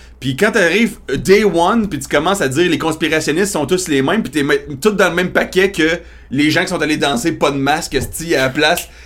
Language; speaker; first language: French; native; French